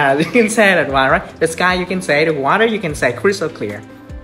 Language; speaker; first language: English; non-native, fluent; Vietnamese